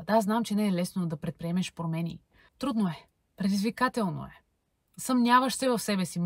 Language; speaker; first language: Bulgarian; native; Bulgarian